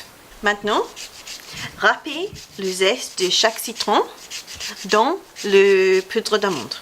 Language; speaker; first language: French; non-native, fluent; English